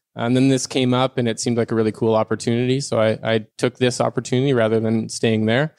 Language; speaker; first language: English; non-native, fluent; French